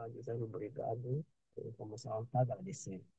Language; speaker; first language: Portuguese; non-native, learner; Kinyarwanda